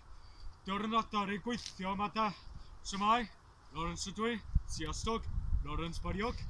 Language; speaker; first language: Welsh; non-native, learner; English